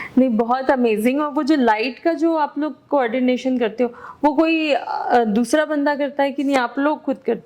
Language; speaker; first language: Hindi; native; Hindi